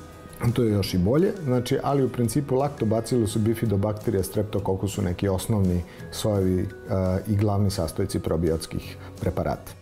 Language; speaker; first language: Serbian; native; Serbian